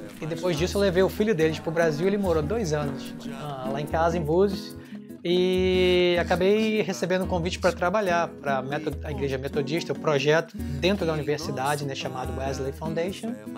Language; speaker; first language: Portuguese; native; Portuguese